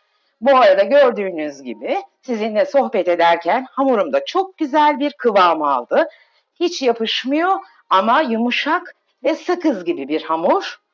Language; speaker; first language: Turkish; native; Turkish